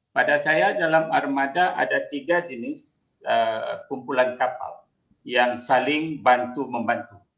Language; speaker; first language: Malay; native; Malay